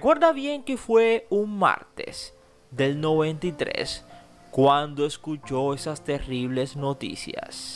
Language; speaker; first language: Spanish; native; Spanish